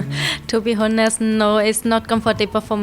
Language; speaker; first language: English; non-native, learner; Chinese